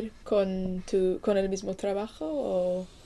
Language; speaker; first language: Spanish; non-native, fluent; English